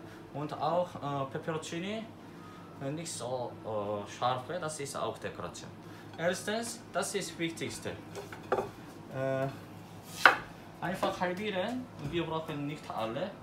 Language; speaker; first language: German; non-native, learner; Korean